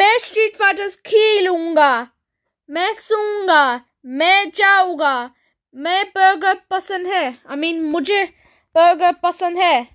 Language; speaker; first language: Hindi; early bilingual, heritage; Hindi